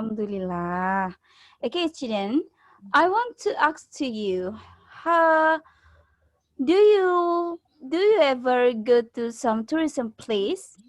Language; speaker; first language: English; non-native, learner; Indonesian